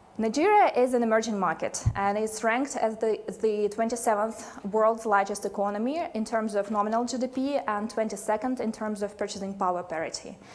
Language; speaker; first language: English; non-native, fluent; Russian